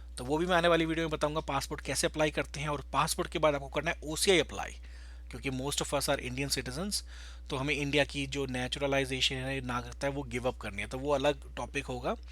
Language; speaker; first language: Hindi; native; Hindi